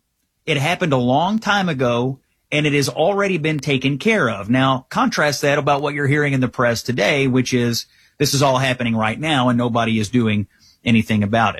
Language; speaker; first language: English; native; English